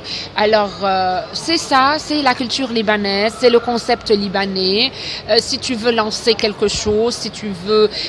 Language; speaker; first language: French; non-native, local second language; Arabic